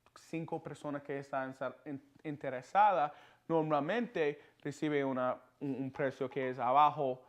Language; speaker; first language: Spanish; non-native, learner; English